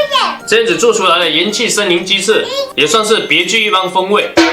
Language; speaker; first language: Chinese; native; Chinese